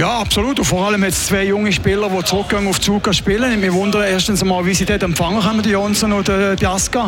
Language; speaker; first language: German; native; German